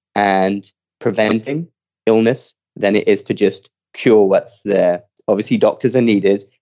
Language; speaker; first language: English; native; English